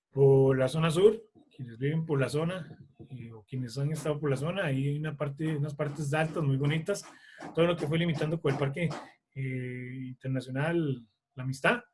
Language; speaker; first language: Spanish; native; Spanish